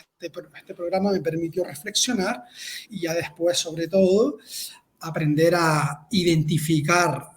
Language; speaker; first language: Spanish; native; Spanish